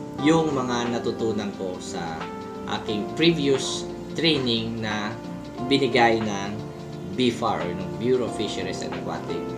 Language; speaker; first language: Filipino; non-native, local second language; Bikol